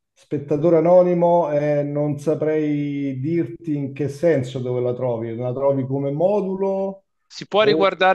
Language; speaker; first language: Italian; native; Italian